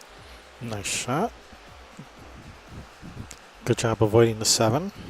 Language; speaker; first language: English; native; English